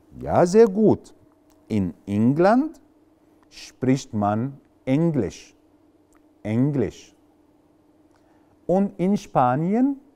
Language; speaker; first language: German; non-native, fluent; Arabic